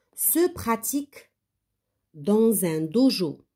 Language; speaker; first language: French; non-native, local second language; Arabic